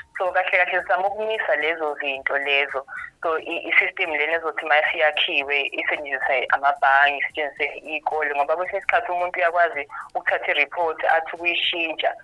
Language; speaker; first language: Zulu; native; Zulu